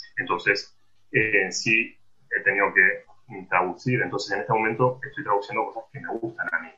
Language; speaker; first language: Spanish; native; Spanish